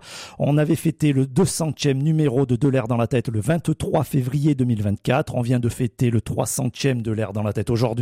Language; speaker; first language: French; native; French